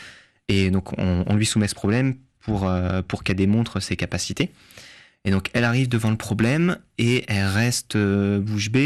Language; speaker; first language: French; native; French